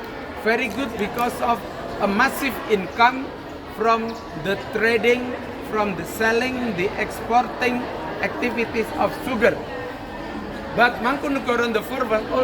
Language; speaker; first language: English; non-native, learner; Indonesian